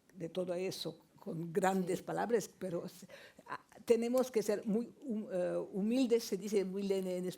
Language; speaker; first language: Spanish; non-native, fluent; French